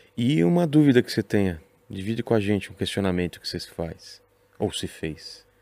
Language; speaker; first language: Portuguese; native; Portuguese